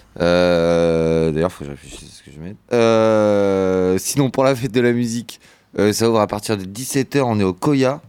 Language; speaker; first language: French; native; French